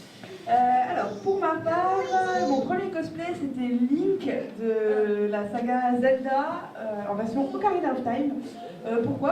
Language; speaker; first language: French; native; French